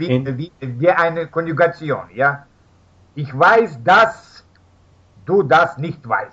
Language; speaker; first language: German; non-native, fluent; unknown